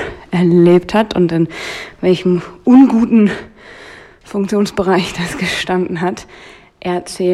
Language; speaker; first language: German; native; German